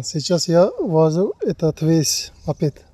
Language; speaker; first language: Russian; non-native, learner; Turkmen